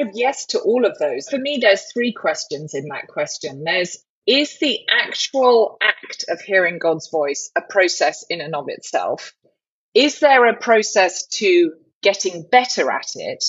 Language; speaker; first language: English; native; English